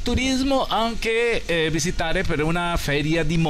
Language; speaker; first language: Italian; non-native, learner; Spanish